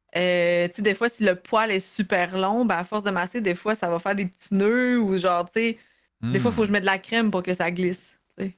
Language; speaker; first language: French; native; French